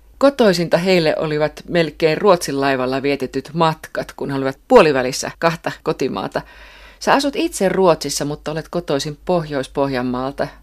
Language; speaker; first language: Finnish; native; Finnish